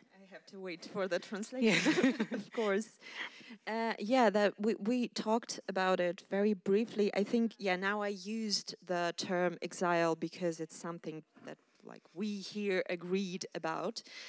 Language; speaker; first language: English; non-native, fluent; Ukrainian